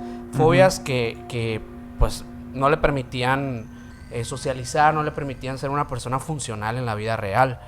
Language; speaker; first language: Spanish; native; Spanish